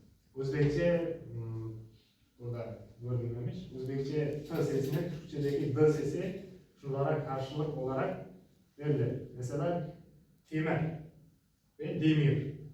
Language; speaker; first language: Turkish; non-native, learner; Uzbek